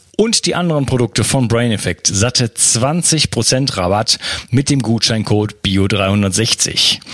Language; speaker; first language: German; native; German